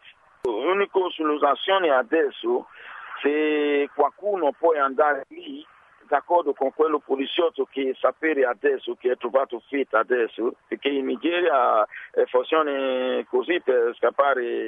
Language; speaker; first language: Italian; non-native, learner; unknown